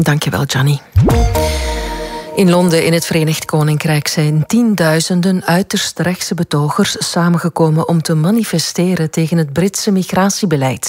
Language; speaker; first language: Dutch; native; Dutch